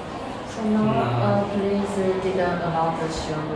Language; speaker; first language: English; non-native, learner; Chinese